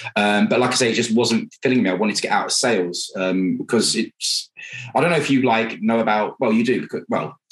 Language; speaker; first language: English; native; English